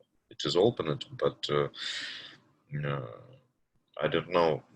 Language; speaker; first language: English; non-native, learner; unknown